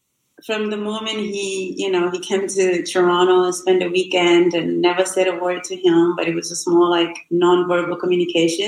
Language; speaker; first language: English; non-native, fluent; Rundi